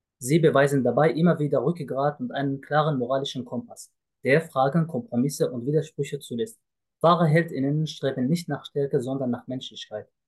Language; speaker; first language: German; native; German